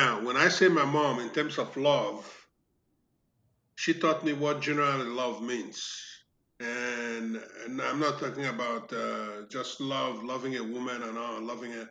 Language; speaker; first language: English; non-native, local second language; Igbo